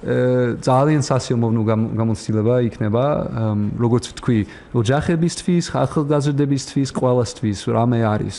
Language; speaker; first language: Georgian; non-native, learner; English